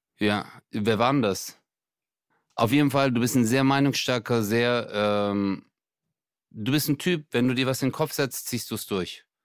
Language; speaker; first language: German; early bilingual, other home language; Turkish